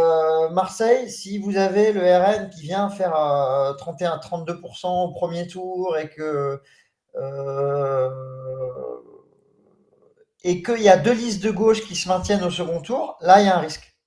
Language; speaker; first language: French; native; French